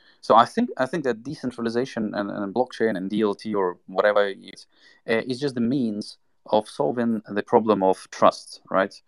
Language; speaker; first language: English; non-native, fluent; Russian